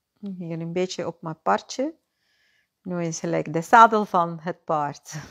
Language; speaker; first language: Dutch; non-native, fluent; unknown